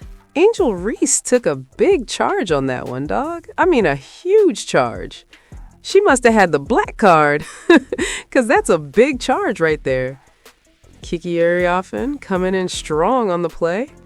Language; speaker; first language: English; native; English